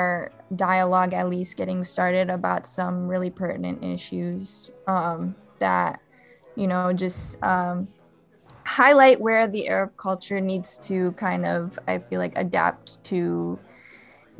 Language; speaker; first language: English; early bilingual, other home language; Arabic